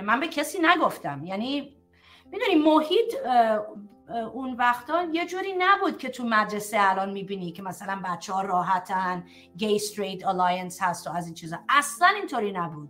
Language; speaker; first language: Persian; early bilingual, heritage; Persian